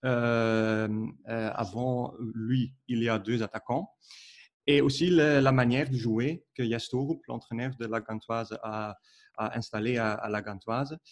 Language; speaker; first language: French; non-native, learner; Dutch